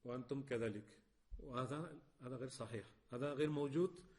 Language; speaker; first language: Arabic; non-native, fluent; Spanish